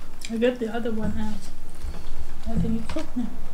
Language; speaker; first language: English; non-native, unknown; Vietnamese